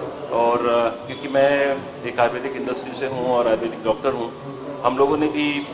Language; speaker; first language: Hindi; native; Hindi